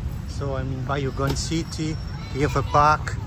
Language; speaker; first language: English; non-native, learner; Dutch